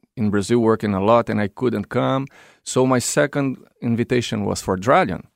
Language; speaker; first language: English; non-native, fluent; Portuguese